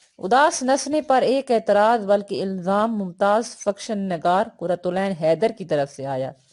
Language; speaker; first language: Urdu; native; Urdu